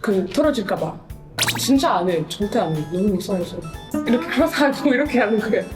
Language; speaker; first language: Korean; non-native, learner; French